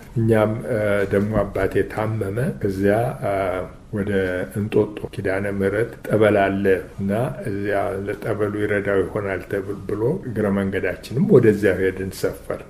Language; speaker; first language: Amharic; native; Amharic